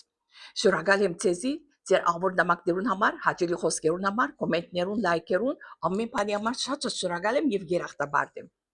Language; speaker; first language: Armenian; early bilingual, heritage; Armenian